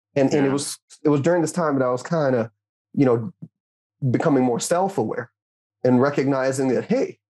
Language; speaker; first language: English; native; English